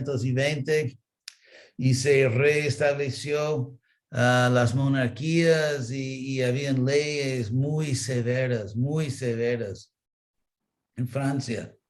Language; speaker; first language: Spanish; non-native, fluent; English